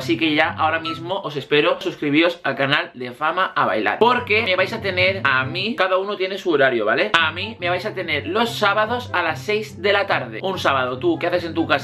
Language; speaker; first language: Spanish; native; Spanish